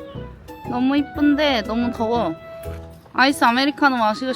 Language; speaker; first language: Korean; native; Korean